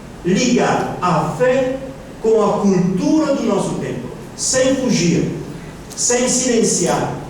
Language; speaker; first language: Portuguese; non-native, fluent; Italian